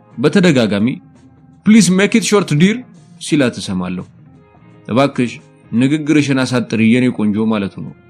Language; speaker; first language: Amharic; native; Amharic